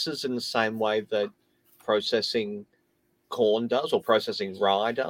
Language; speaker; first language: English; native; English